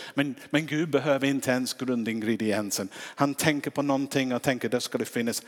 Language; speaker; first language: Swedish; non-native, fluent; English